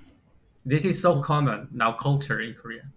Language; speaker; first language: English; non-native, fluent; Korean